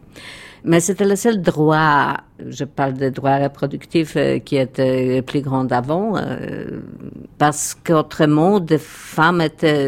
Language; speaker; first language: French; non-native, fluent; Polish